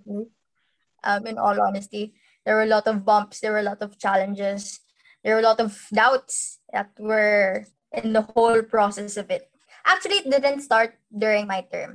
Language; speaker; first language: English; non-native, local second language; Hiligaynon